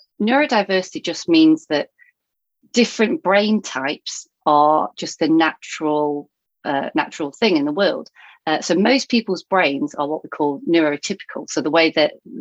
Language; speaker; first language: English; native; English